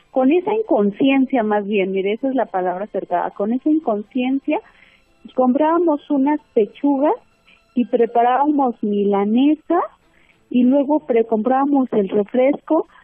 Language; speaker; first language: Spanish; native; Spanish